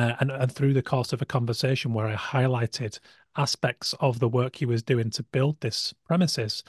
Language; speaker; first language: English; native; English